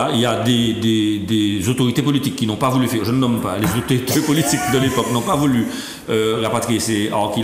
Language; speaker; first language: French; native; French